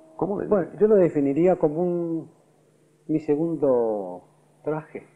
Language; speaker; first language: Spanish; native; Spanish